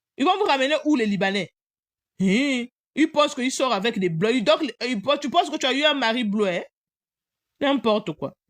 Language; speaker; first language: French; non-native, local second language; Lingala